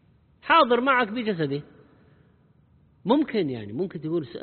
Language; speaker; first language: Arabic; native; Arabic